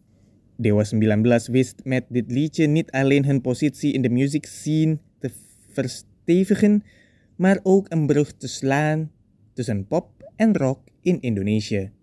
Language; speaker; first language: Dutch; non-native, fluent; Indonesian